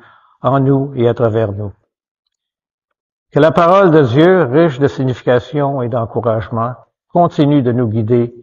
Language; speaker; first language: French; native; French